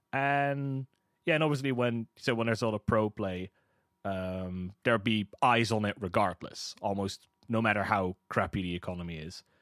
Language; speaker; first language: English; non-native, fluent; Hebrew